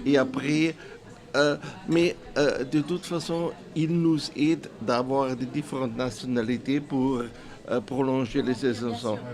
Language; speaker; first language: French; non-native, fluent; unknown